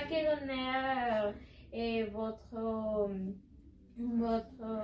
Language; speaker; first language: French; non-native, learner; Spanish